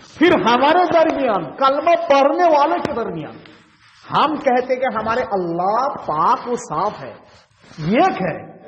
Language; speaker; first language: Urdu; non-native, local second language; Bangla